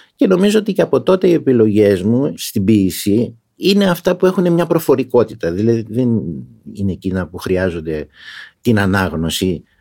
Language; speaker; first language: Greek; early bilingual, other home language; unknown